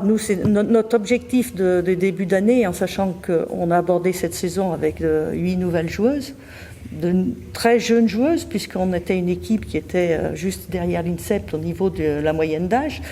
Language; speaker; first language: French; native; French